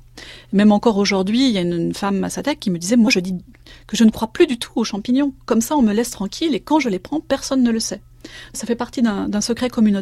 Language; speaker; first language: French; native; French